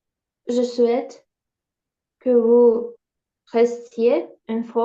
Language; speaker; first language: French; non-native, learner; Ukrainian